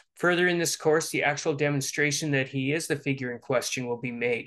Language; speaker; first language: English; native; English